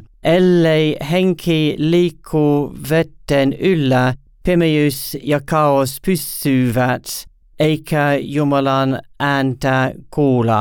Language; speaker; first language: Finnish; non-native, learner; English